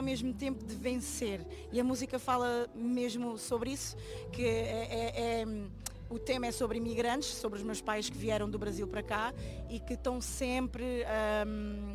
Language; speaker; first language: Portuguese; native; Portuguese